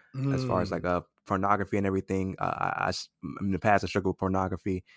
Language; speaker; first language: English; native; English